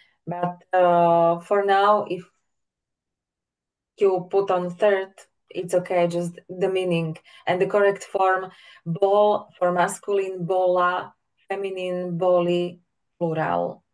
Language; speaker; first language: English; non-native, fluent; Slovak